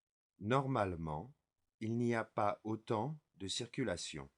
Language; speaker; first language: French; non-native, fluent; English